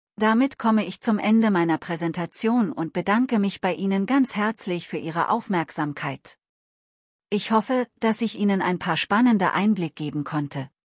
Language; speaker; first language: German; non-native, learner; Telugu